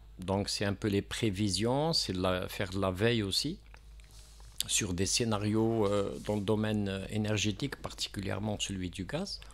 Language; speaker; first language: French; non-native, local second language; Kabyle